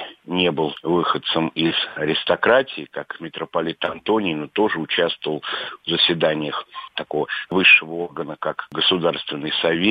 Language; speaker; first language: Russian; native; Russian